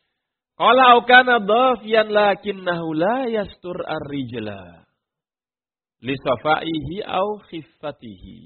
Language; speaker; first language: Arabic; non-native, fluent; Indonesian